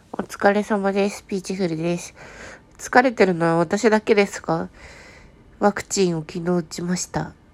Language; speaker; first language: Japanese; native; Japanese